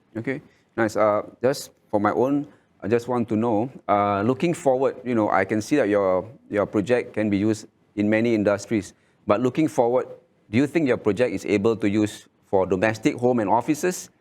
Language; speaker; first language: English; non-native, local second language; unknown